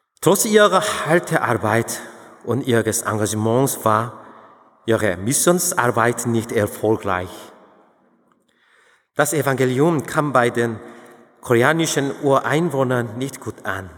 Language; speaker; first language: German; non-native, fluent; Korean